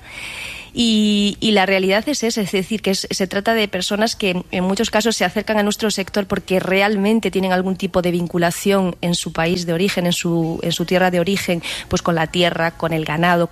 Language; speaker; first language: Spanish; native; Spanish